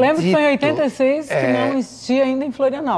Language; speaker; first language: Portuguese; native; Portuguese